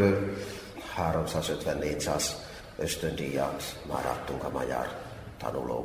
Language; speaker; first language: Hungarian; non-native, fluent; Finnish